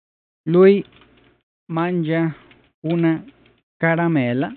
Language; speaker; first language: Italian; non-native, learner; Spanish